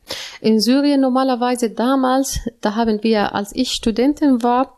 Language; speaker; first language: German; non-native, learner; Arabic